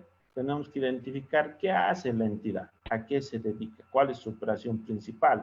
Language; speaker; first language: Spanish; native; Spanish